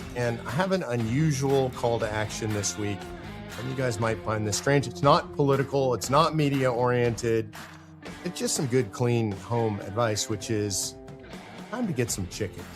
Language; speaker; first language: English; native; English